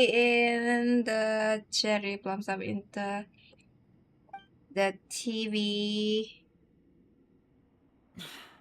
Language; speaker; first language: English; non-native, learner; Vietnamese